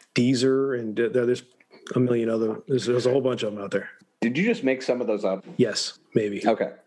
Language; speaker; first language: English; native; English